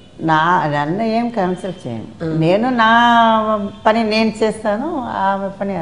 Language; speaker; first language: Telugu; non-native, local second language; Tamil